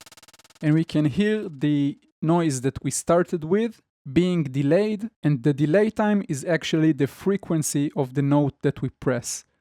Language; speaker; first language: English; non-native, fluent; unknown